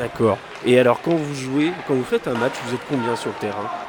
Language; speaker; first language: French; native; French